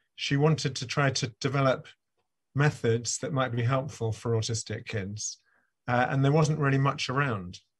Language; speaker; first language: English; native; English